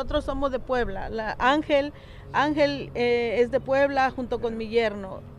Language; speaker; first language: Spanish; native; Spanish